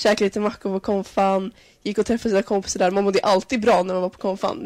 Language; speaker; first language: Swedish; native; Swedish